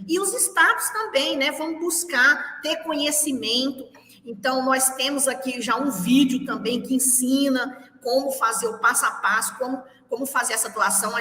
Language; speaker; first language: Portuguese; native; Portuguese